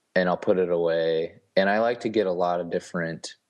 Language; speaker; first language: English; native; English